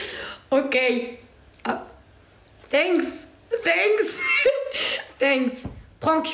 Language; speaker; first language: English; non-native, learner; French